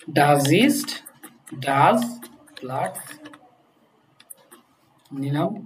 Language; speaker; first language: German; non-native, fluent; Bangla